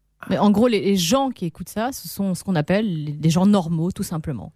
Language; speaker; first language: French; native; French